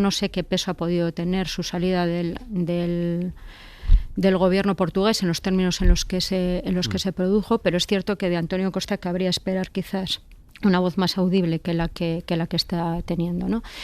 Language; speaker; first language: Spanish; native; Spanish